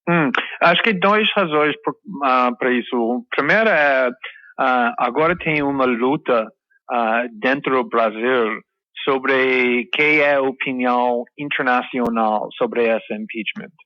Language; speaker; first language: Portuguese; non-native, fluent; English